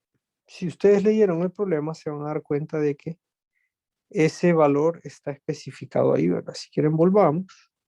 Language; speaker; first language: Spanish; native; Spanish